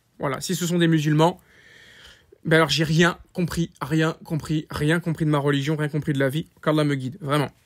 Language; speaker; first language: French; native; French